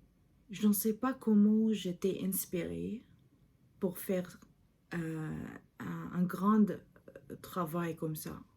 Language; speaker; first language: French; non-native, fluent; English